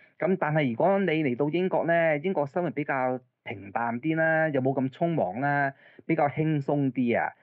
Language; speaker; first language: Cantonese; early bilingual, other home language; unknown